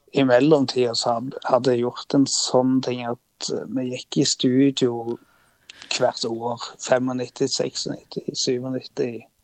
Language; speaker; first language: Norwegian; native; Norwegian